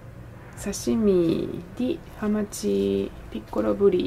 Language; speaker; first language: Japanese; early bilingual, heritage; Japanese